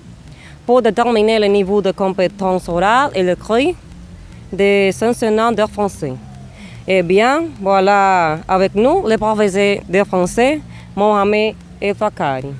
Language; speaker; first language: French; non-native, learner; Spanish